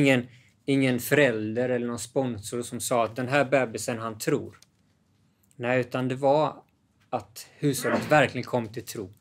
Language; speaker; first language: Swedish; native; Swedish